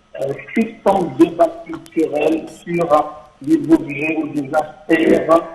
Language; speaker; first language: French; non-native, fluent; Arabic